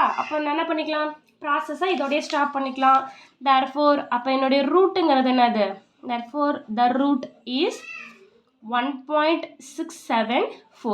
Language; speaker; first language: Tamil; native; Tamil